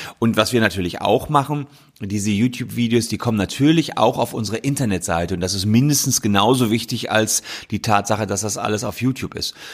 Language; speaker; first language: German; native; German